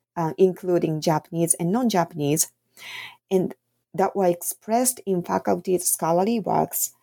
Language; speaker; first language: English; non-native, fluent; Japanese